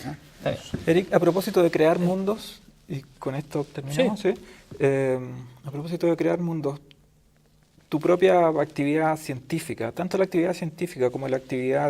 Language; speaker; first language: Spanish; native; Spanish